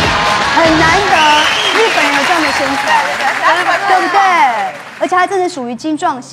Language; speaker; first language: Chinese; native; Chinese